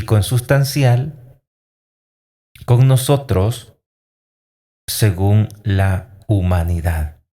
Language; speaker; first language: Spanish; native; Spanish